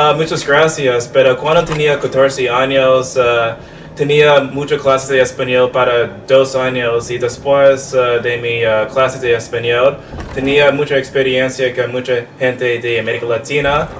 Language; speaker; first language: Spanish; non-native, fluent; English